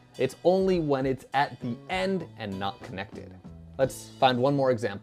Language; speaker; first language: English; native; English